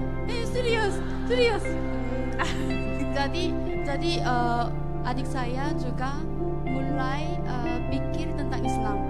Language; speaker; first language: Indonesian; non-native, fluent; Korean